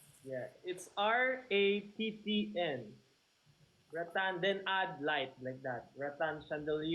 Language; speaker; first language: English; non-native, local second language; Filipino